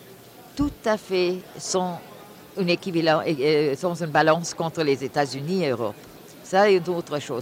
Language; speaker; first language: French; non-native, fluent; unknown